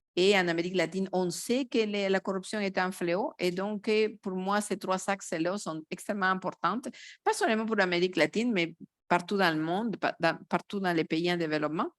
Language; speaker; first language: French; non-native, fluent; Spanish